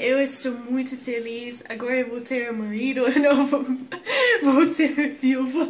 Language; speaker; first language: Portuguese; non-native, fluent; English